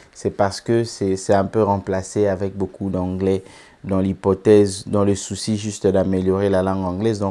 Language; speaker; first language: French; non-native, local second language; Lingala